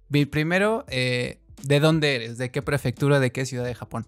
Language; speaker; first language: Spanish; native; Spanish